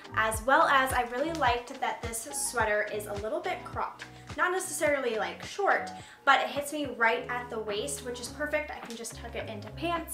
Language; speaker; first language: English; native; English